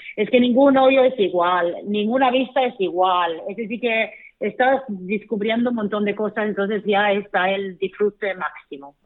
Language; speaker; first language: Spanish; non-native, fluent; Swedish